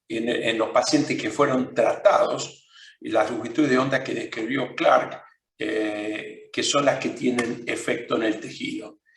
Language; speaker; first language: Spanish; non-native, fluent; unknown